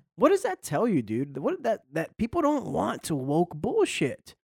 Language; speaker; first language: English; native; English